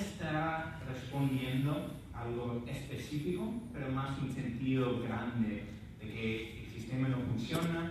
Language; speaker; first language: Spanish; non-native, fluent; English